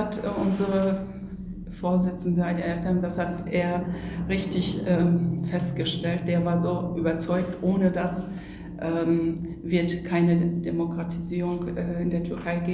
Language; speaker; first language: German; non-native, fluent; Turkish